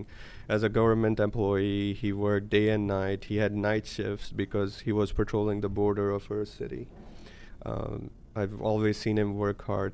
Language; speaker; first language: English; non-native, local second language; Gujarati